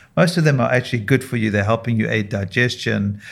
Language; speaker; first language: English; native; English